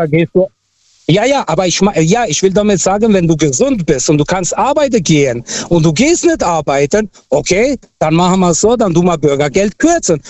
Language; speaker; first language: German; non-native, fluent; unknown